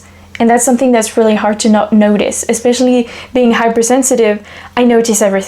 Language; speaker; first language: English; non-native, fluent; French